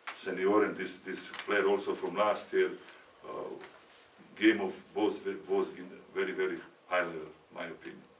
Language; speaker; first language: English; non-native, learner; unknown